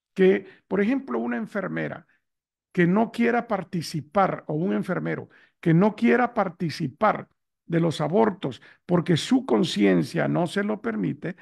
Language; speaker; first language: Spanish; native; Spanish